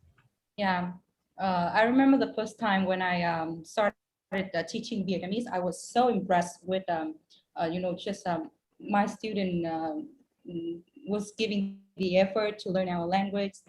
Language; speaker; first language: English; non-native, fluent; Vietnamese